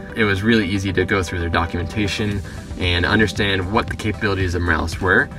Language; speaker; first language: English; native; English